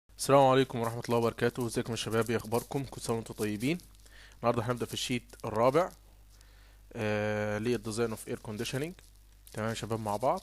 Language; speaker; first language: Arabic; native; Arabic